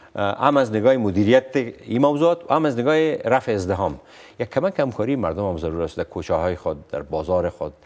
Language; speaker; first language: Persian; non-native, local second language; Pashto